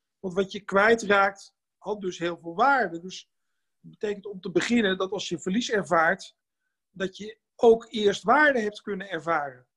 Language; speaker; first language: Dutch; native; Dutch